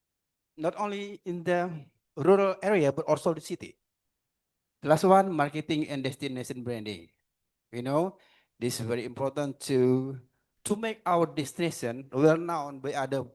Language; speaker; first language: English; non-native, learner; Indonesian